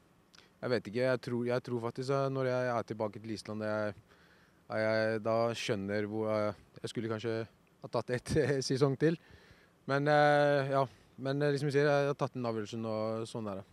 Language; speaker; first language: Norwegian; non-native, fluent; Icelandic